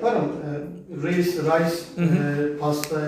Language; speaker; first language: Turkish; native; Turkish